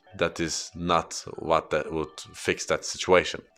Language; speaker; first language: English; non-native, fluent; Turkish